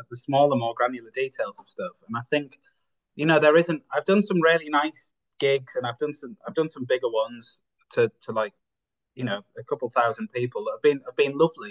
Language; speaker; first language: English; native; English